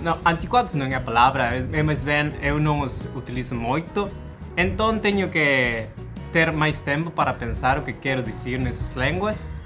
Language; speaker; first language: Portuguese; non-native, learner; Spanish